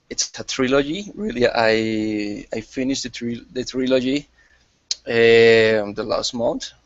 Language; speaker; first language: English; non-native, learner; Spanish